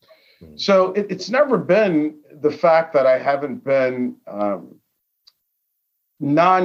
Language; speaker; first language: English; native; English